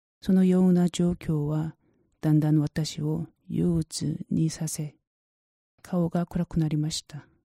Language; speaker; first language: Japanese; non-native, learner; Korean